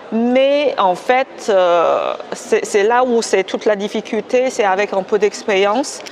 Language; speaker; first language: French; non-native, fluent; Chinese